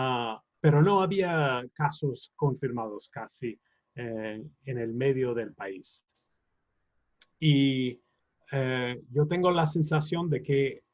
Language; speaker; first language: Spanish; non-native, fluent; English